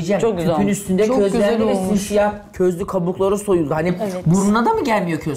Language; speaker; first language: Turkish; native; Turkish